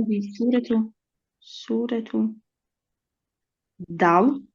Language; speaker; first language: Arabic; non-native, learner; Bosnian